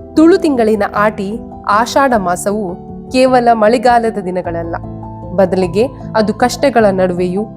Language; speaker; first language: Kannada; non-native, local second language; Tulu